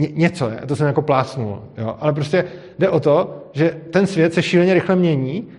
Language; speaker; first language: Czech; native; Czech